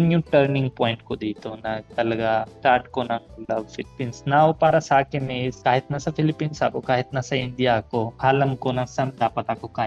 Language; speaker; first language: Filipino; non-native, learner; Punjabi